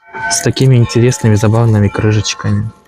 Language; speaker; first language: Russian; native; Russian